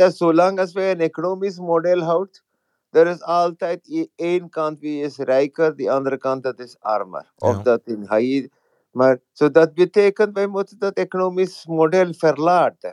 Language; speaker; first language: Dutch; non-native, fluent; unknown